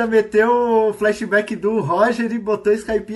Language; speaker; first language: Portuguese; native; Portuguese